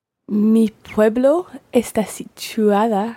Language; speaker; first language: Spanish; non-native, learner; English